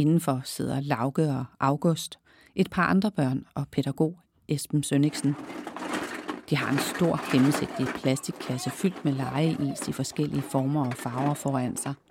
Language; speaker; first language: Danish; native; Danish